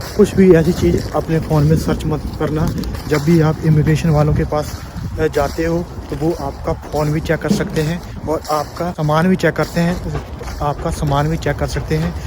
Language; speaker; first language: Hindi; non-native, local second language; Punjabi